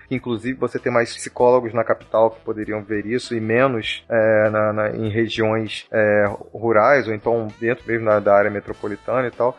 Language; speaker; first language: Portuguese; native; Portuguese